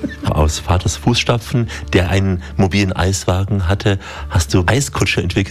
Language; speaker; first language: German; native; German